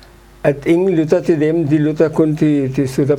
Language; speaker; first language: Danish; non-native, fluent; Urdu